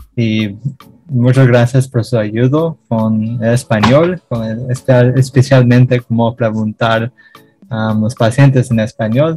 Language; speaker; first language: Spanish; non-native, learner; English